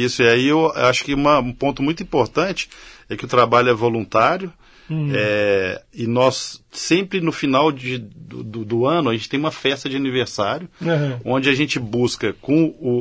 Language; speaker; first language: Portuguese; native; Portuguese